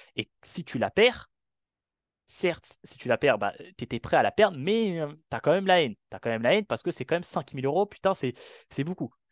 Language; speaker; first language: French; non-native, local second language; Arabic